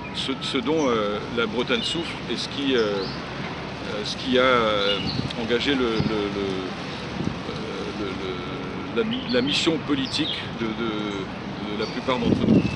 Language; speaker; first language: French; native; French